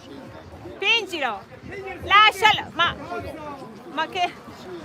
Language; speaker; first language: Italian; native; Italian